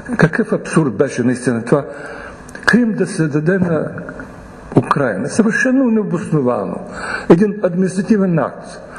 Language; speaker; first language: Bulgarian; native; Bulgarian